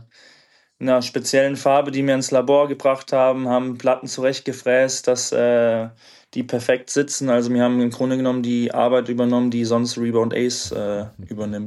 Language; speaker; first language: German; native; German